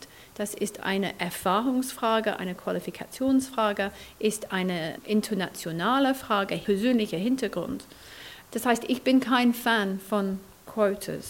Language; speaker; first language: German; non-native, fluent; English